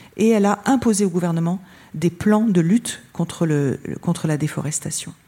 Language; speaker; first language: French; native; French